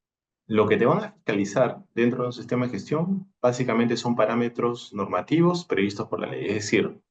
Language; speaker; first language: Spanish; native; Spanish